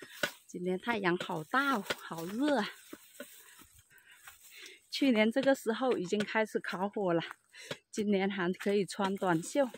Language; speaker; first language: Chinese; native; Chinese